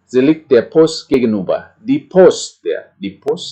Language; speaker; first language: German; non-native, fluent; Indonesian